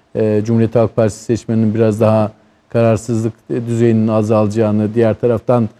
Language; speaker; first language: Turkish; native; Turkish